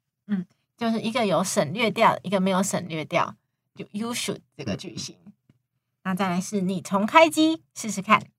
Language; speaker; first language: Chinese; native; Chinese